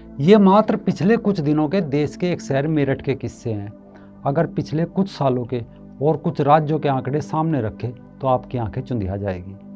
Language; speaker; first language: Hindi; native; Hindi